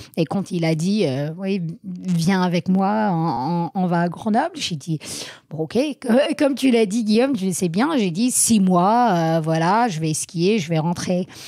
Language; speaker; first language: French; non-native, fluent; English